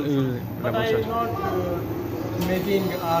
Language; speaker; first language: English; non-native, learner; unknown